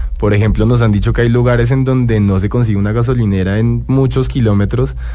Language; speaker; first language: Spanish; native; Spanish